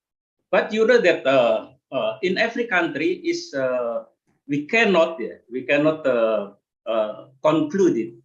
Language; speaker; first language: English; non-native, learner; Indonesian